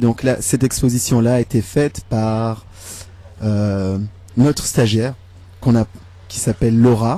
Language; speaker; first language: French; native; French